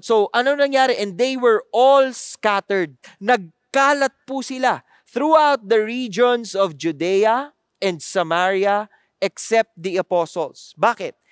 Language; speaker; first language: English; non-native, local second language; Filipino